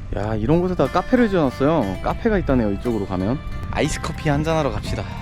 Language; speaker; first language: Korean; native; Korean